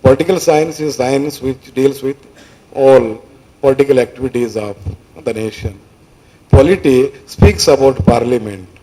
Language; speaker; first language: English; non-native, local second language; Kannada